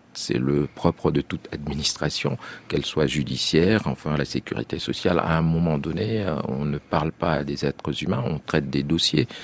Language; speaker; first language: French; non-native, local second language; Arabic